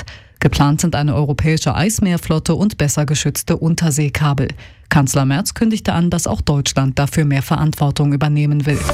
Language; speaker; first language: German; native; German